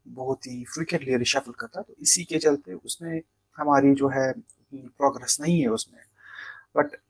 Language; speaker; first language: Hindi; non-native, local second language; Kashmiri